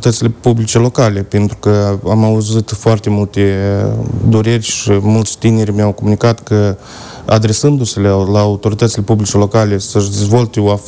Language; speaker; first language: Romanian; native; Romanian